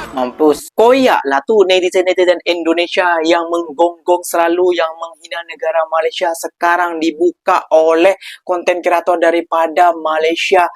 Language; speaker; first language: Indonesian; native; Indonesian